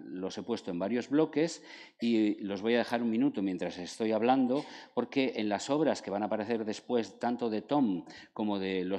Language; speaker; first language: Spanish; native; Spanish